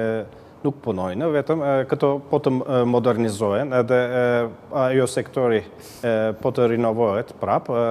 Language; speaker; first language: Albanian; early bilingual, heritage; Albanian